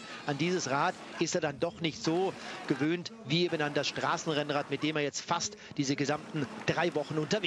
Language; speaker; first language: German; native; German